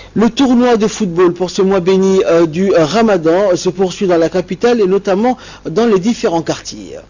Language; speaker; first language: French; non-native, local second language; Somali